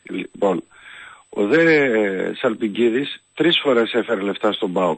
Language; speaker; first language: Greek; native; Greek